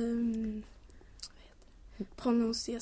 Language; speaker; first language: French; non-native, learner; Swedish